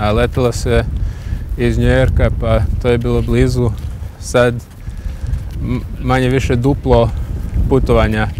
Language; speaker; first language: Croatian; early bilingual, heritage; English